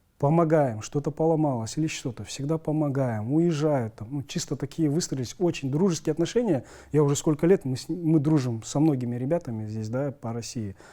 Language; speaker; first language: Russian; native; Russian